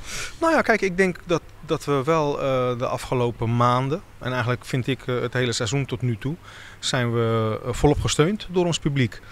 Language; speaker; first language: Dutch; native; Dutch